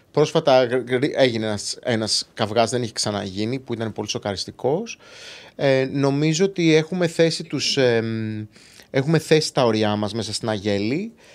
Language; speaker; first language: Greek; native; Greek